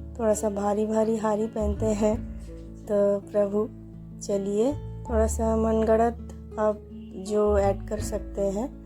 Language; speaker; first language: Hindi; non-native, local second language; Bangla